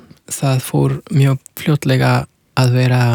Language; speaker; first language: Icelandic; non-native, fluent; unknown